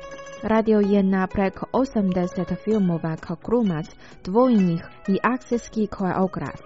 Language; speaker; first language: Croatian; non-native, fluent; Chinese